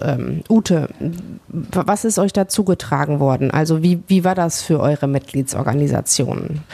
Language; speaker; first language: German; native; German